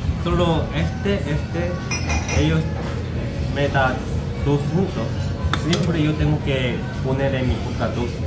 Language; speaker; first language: Spanish; non-native, learner; Korean